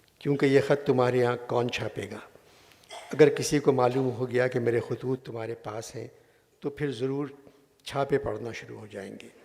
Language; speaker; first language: Urdu; native; Urdu